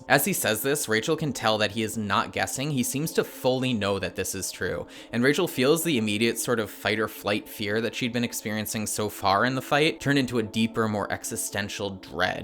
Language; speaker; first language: English; native; English